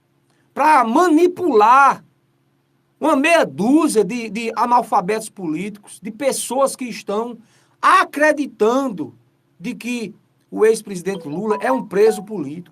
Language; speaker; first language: Portuguese; native; Portuguese